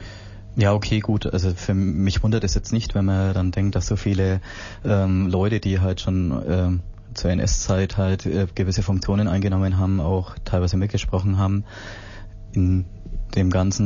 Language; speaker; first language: German; native; German